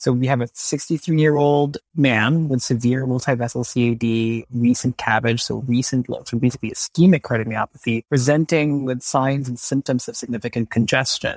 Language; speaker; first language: English; non-native, local second language; Filipino